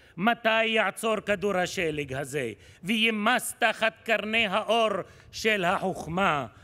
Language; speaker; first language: Hebrew; non-native, local second language; Arabic